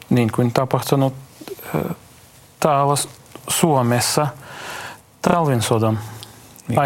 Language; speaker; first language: Finnish; non-native, fluent; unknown